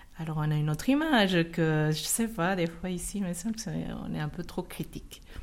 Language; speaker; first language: French; non-native, fluent; Spanish